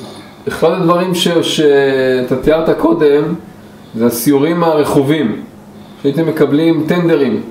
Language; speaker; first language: Hebrew; native; Hebrew